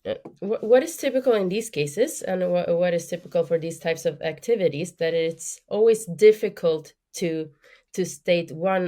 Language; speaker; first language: English; non-native, fluent; Swedish